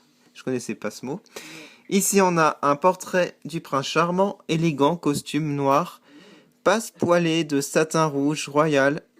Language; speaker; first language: French; native; French